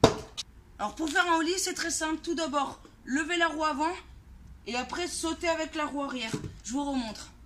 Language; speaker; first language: French; native; French